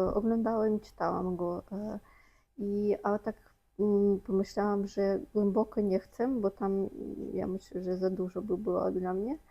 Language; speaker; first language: Polish; non-native, fluent; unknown